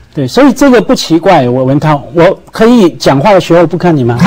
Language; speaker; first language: Chinese; non-native, local second language; Cantonese